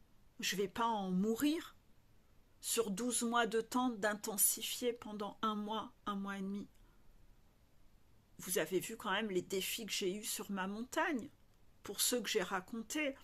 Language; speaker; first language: French; native; French